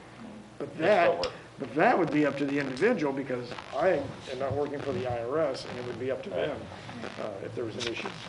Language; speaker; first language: English; native; English